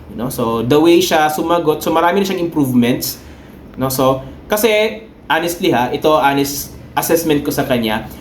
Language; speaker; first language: Filipino; non-native, local second language; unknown